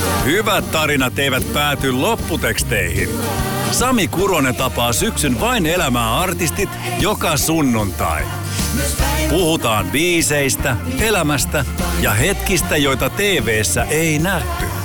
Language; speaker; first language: Finnish; native; Finnish